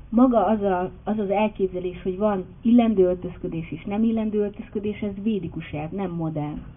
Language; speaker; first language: Hungarian; native; Hungarian